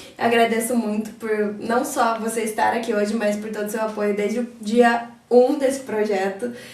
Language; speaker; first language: Portuguese; native; Portuguese